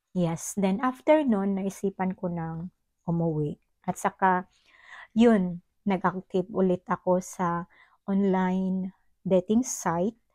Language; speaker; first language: Filipino; non-native, local second language; Cebuano